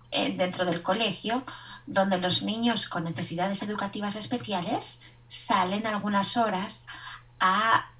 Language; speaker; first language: Spanish; native; Spanish